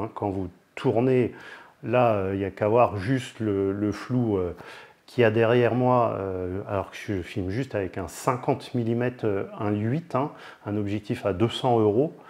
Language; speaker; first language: French; native; French